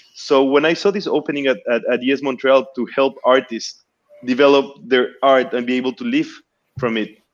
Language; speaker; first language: English; non-native, fluent; Spanish